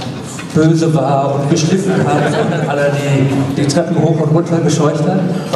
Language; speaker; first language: German; native; German